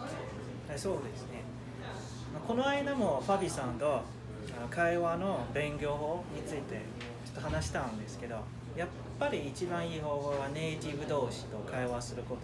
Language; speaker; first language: Japanese; non-native, fluent; Chinese